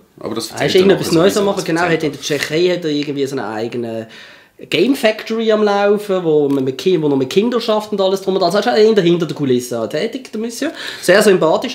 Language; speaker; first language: German; native; German